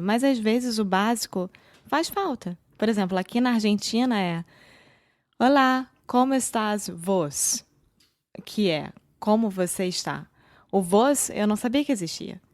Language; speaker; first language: Portuguese; native; Portuguese